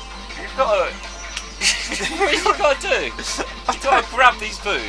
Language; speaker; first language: English; native; English